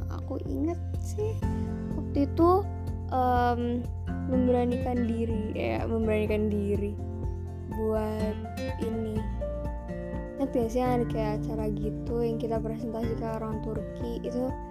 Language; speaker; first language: Indonesian; early bilingual, heritage; Indonesian